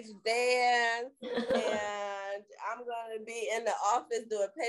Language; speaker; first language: English; native; English